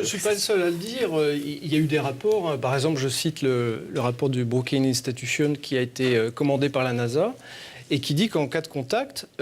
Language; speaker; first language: French; native; French